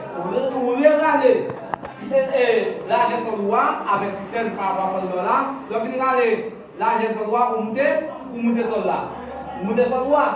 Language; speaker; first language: French; non-native, local second language; Haitian Creole